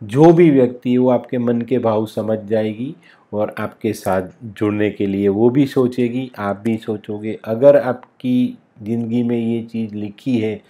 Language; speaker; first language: Hindi; non-native, local second language; Gujarati